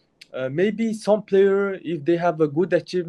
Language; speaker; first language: English; non-native, learner; Mongolian